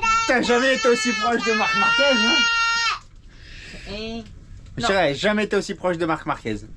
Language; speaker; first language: French; native; French